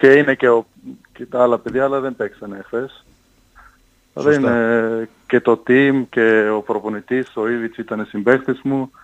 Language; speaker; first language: Greek; non-native, fluent; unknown